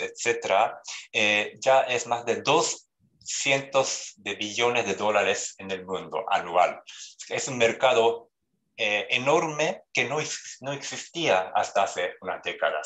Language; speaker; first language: Spanish; non-native, fluent; Japanese